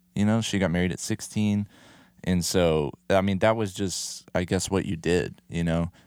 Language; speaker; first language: English; native; English